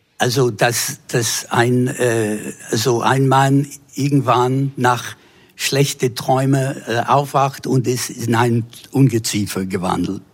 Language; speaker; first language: German; non-native, fluent; English